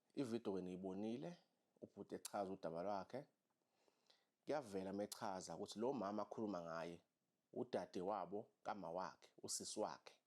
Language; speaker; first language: Zulu; native; Zulu